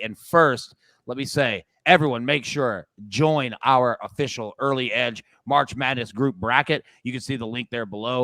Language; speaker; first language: English; native; English